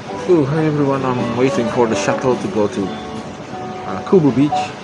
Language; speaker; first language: English; non-native, fluent; Indonesian